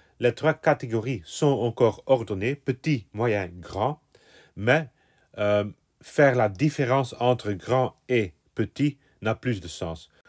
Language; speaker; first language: French; non-native, local second language; Dutch